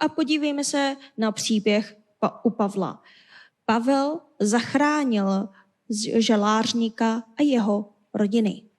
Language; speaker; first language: Czech; non-native, fluent; Korean